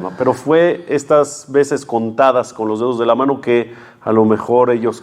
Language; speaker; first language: Spanish; native; Spanish